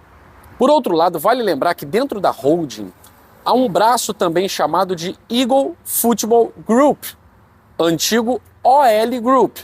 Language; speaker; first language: Portuguese; native; Portuguese